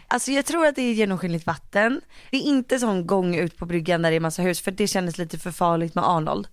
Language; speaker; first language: Swedish; native; Swedish